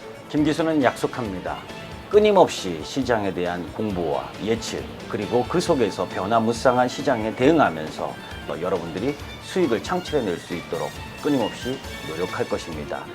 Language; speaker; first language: Korean; native; Korean